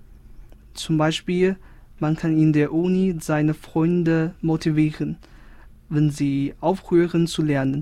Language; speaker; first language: German; non-native, fluent; Chinese